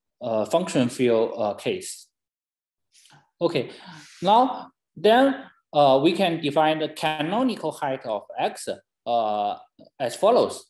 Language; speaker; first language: English; non-native, fluent; Chinese